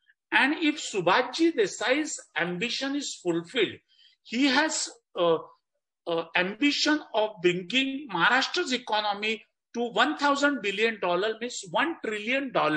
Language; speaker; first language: English; non-native, local second language; Marathi